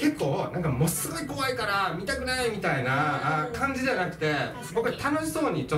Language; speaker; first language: Japanese; native; Japanese